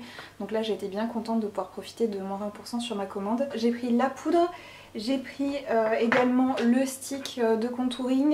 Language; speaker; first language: French; native; French